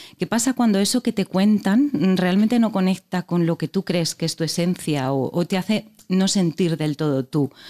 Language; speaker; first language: Spanish; native; Spanish